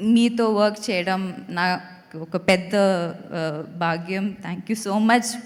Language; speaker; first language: Telugu; non-native, fluent; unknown